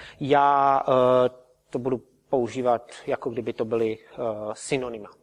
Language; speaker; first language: Czech; native; Czech